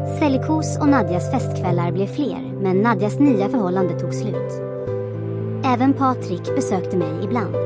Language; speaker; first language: Swedish; non-native, fluent; Croatian